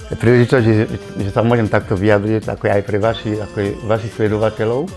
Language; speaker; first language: Slovak; non-native, fluent; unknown